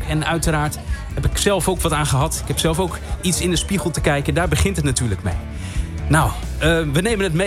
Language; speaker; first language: Dutch; native; Dutch